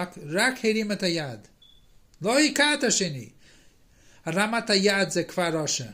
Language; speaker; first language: Hebrew; non-native, fluent; English